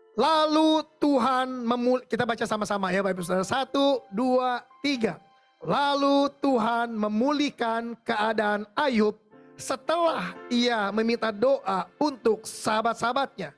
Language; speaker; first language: Indonesian; native; Indonesian